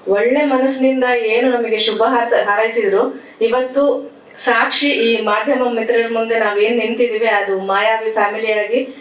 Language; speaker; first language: Kannada; native; Kannada